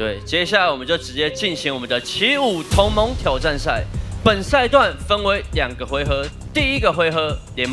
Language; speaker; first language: Chinese; native; Chinese